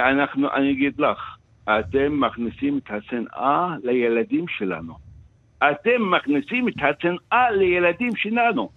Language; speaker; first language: Hebrew; non-native, local second language; Arabic